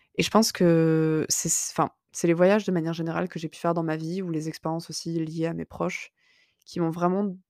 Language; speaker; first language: French; native; French